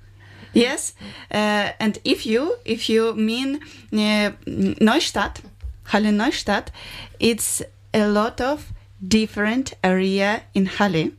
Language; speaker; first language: English; non-native, learner; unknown